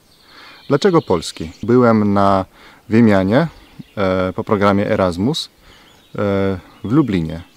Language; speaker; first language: Polish; non-native, fluent; Slovenian